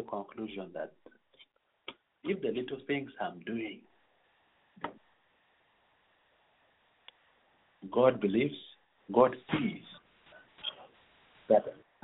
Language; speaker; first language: English; non-native, local second language; Acoli